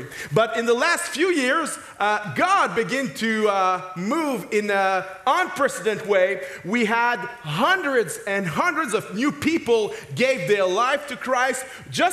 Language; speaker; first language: English; non-native, fluent; French